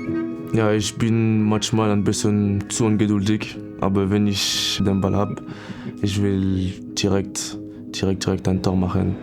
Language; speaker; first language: German; non-native, fluent; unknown